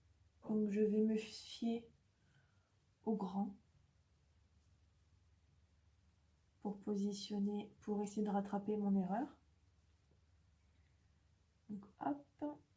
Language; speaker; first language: French; native; French